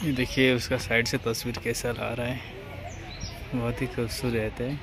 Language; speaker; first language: Hindi; non-native, local second language; Odia